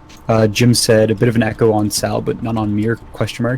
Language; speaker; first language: English; native; English